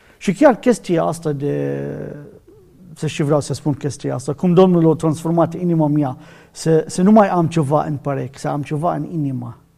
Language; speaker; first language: Romanian; non-native, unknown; Arabic